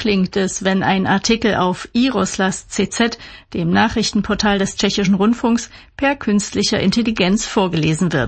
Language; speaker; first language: German; native; German